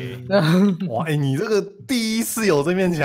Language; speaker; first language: Chinese; native; Chinese